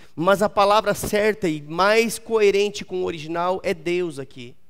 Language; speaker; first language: Portuguese; native; Portuguese